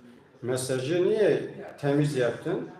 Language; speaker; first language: Turkish; non-native, learner; Tajik